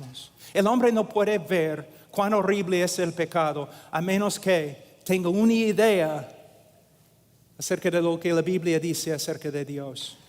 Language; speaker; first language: Spanish; non-native, fluent; English